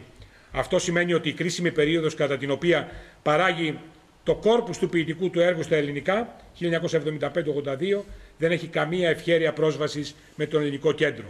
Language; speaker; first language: Greek; native; Greek